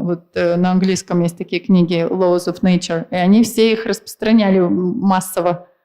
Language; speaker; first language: Russian; native; Russian